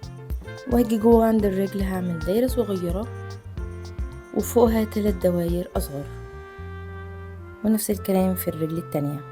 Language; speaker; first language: Arabic; native; Arabic